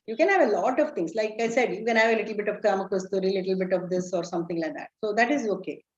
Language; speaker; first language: English; non-native, local second language; Kannada